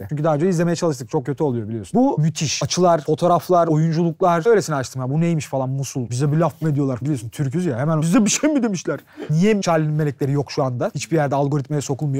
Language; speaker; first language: Turkish; native; Turkish